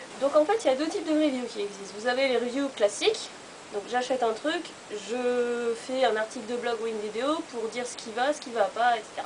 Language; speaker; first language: French; native; French